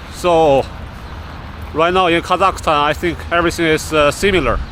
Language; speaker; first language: English; non-native, fluent; Chinese